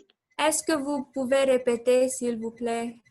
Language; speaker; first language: French; non-native, learner; Romanian